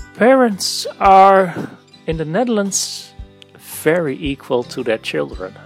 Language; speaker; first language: English; non-native, fluent; Dutch